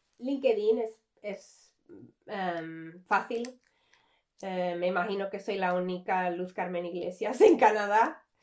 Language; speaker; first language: Spanish; early bilingual, heritage; English